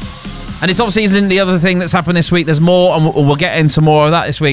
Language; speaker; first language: English; native; English